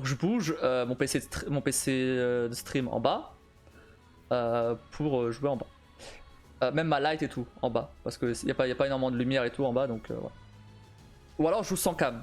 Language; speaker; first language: French; native; French